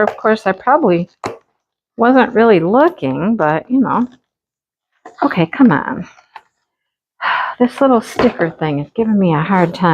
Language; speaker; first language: English; native; English